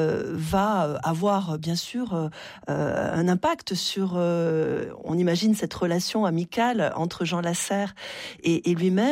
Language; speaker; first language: French; native; French